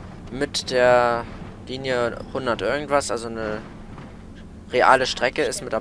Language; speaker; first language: German; native; German